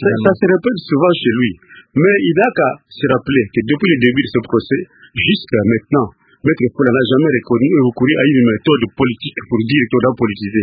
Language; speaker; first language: French; non-native, local second language; Kongo